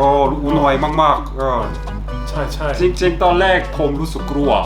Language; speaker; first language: Thai; non-native, learner; Korean